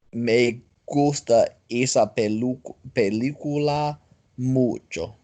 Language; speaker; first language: Spanish; non-native, learner; English